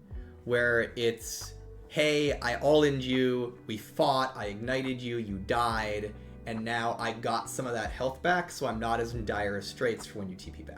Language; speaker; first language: English; native; English